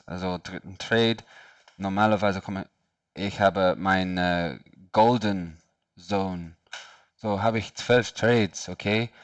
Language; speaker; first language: German; non-native, learner; English